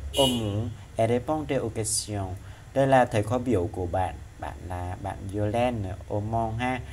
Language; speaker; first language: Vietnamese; non-native, local second language; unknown